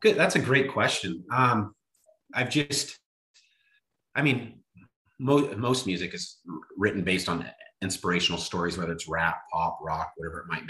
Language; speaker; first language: English; native; English